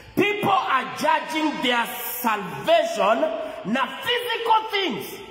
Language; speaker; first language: English; non-native, local second language; Swahili